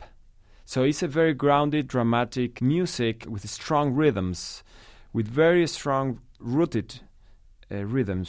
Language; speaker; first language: English; non-native, fluent; Spanish